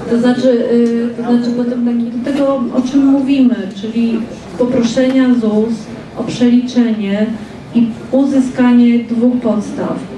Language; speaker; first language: Polish; native; Polish